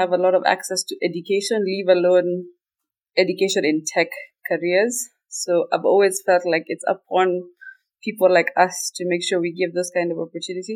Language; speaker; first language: English; non-native, local second language; Somali